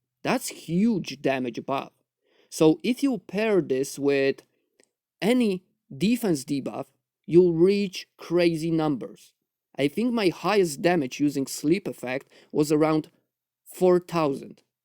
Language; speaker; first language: English; non-native, fluent; Polish